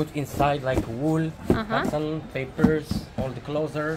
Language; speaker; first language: English; non-native, learner; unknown